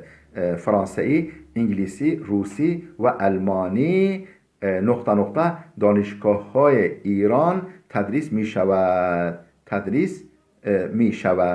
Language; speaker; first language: Persian; non-native, fluent; Turkish